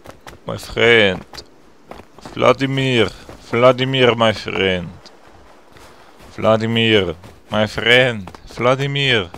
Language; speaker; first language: English; non-native, fluent; German